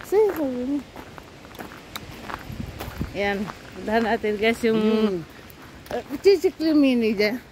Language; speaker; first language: Italian; non-native, learner; Filipino